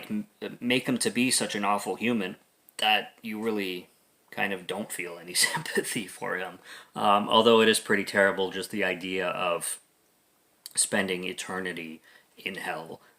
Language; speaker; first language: English; native; English